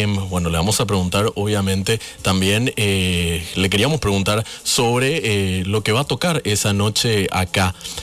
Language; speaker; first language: Spanish; native; Spanish